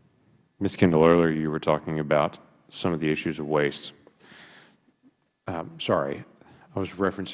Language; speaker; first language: English; native; English